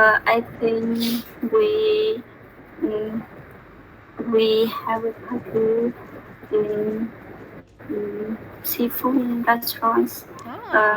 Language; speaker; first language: English; non-native, learner; Vietnamese